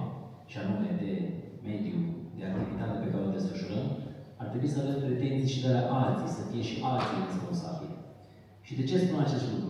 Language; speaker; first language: Romanian; native; Romanian